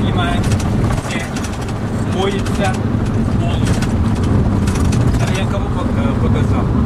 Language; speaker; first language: Russian; non-native, learner; Turkish